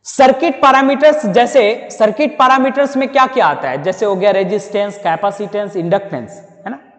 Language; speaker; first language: Hindi; native; Hindi